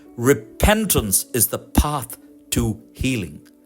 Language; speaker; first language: English; non-native, local second language; Malayalam